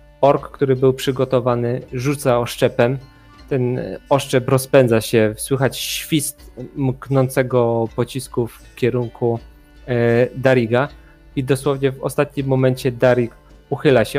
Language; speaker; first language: Polish; native; Polish